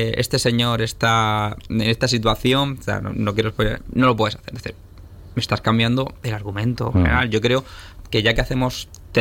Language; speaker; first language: Spanish; native; Spanish